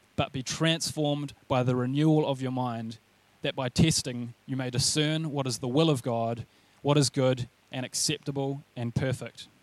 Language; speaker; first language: English; native; English